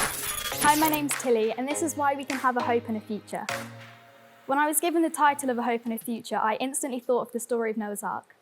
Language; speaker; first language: English; native; English